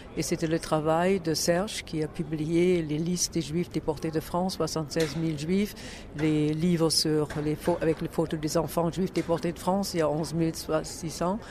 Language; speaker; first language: French; non-native, fluent; German